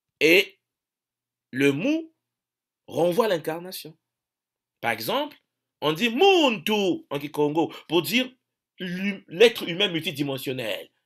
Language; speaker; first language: French; non-native, local second language; Kongo